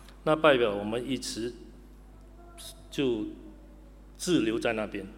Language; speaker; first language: Chinese; native; Chinese